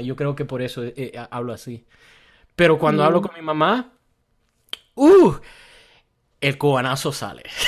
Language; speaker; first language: Spanish; early bilingual, heritage; Spanish